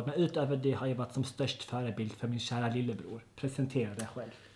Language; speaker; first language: Swedish; native; Swedish